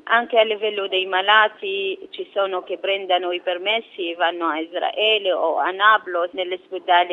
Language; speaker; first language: Italian; non-native, fluent; Arabic